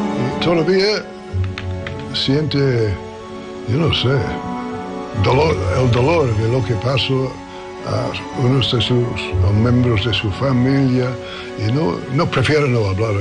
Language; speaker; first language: Spanish; non-native, fluent; English